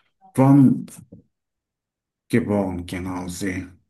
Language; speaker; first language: German; non-native, learner; Turkish